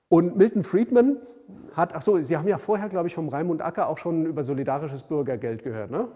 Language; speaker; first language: German; native; German